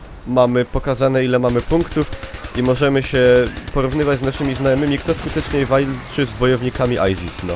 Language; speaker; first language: Polish; native; Polish